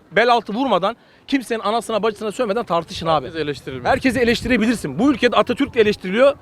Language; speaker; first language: Turkish; native; Turkish